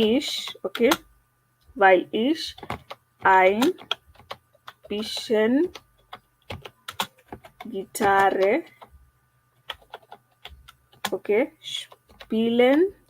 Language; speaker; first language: German; non-native, learner; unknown